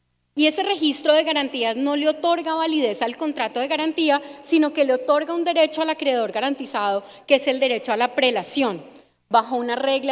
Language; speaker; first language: Spanish; native; Spanish